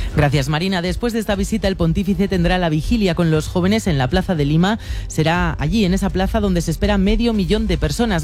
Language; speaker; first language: Spanish; native; Spanish